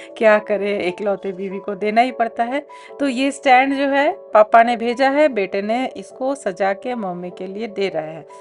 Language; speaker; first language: Hindi; non-native, local second language; Bangla